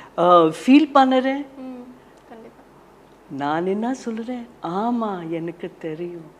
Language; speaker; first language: Tamil; non-native, learner; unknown